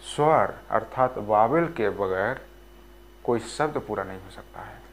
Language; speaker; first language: Hindi; non-native, local second language; Bhojpuri